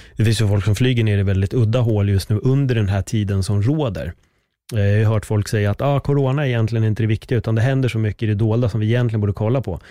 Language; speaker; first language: Swedish; native; Swedish